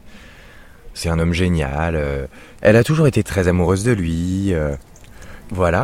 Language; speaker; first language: French; native; French